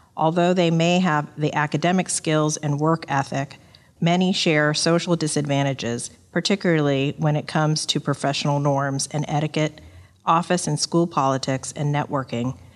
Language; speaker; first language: English; native; English